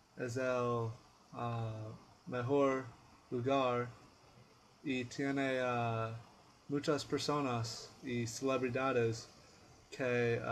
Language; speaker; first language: Spanish; non-native, learner; English